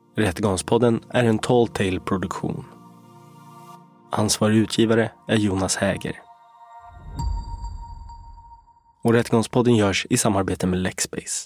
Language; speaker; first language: Swedish; native; Swedish